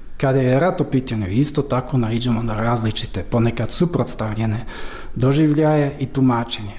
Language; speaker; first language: Croatian; non-native, fluent; Dutch